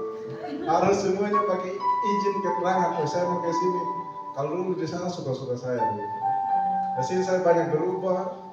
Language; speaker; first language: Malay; non-native, local second language; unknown